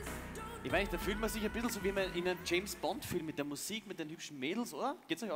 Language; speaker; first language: German; native; German